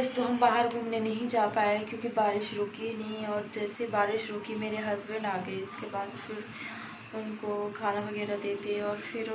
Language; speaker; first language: Hindi; native; Hindi